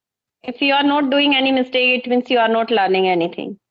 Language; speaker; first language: English; non-native, local second language; Hindi